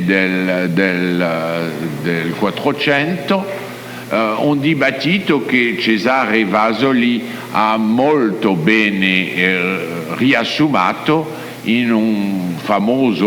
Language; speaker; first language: Italian; non-native, fluent; French